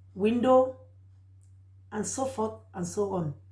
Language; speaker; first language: English; non-native, local second language; Yoruba